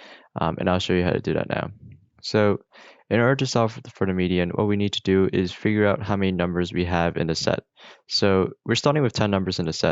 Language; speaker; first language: English; native; English